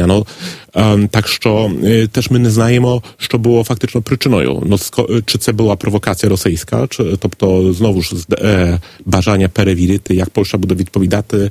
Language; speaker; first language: Polish; non-native, learner; Ukrainian